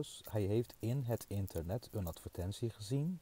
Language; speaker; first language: Dutch; non-native, fluent; Turkish